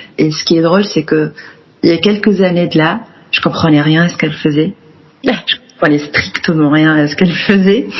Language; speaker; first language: French; non-native, local second language; Arabic